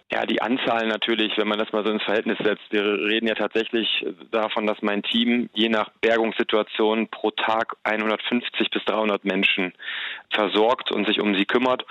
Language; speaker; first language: German; native; German